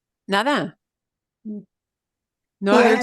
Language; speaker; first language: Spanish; non-native, fluent; English